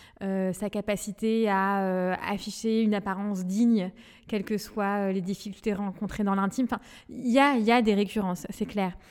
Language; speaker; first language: French; non-native, local second language; Malagasy